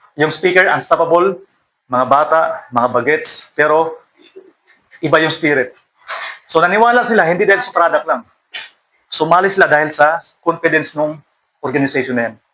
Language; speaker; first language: Filipino; native; Filipino